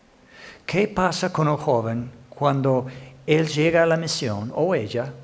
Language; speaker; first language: Spanish; non-native, fluent; English